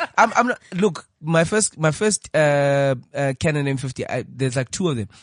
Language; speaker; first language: English; non-native, local second language; Xhosa